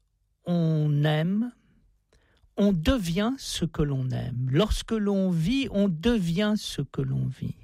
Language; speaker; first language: French; native; French